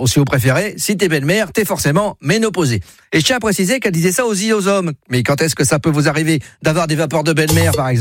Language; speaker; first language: French; native; French